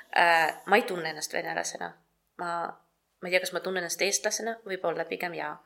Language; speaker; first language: Estonian; non-native, local second language; Russian